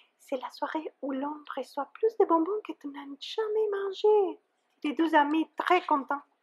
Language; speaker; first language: French; non-native, fluent; Spanish